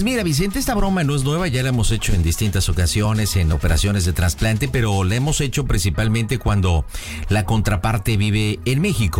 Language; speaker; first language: Spanish; native; Spanish